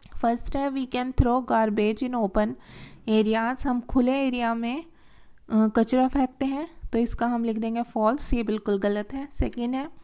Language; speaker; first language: Hindi; native; Hindi